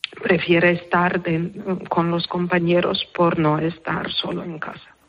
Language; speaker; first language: Spanish; non-native, fluent; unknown